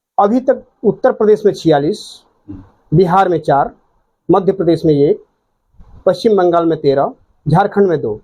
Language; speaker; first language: Hindi; native; Hindi